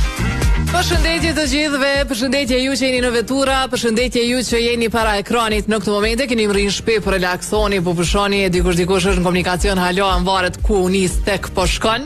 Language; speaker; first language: Albanian; native; Albanian